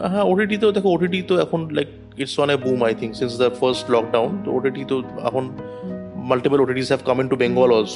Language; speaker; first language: English; non-native, local second language; Bangla